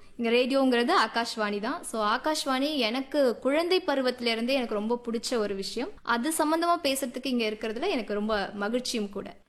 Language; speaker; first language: Tamil; native; Tamil